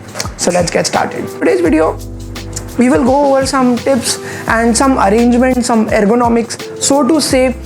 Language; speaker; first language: English; non-native, local second language; Hindi